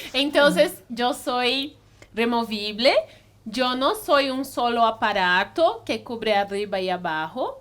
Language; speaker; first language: Spanish; non-native, fluent; Portuguese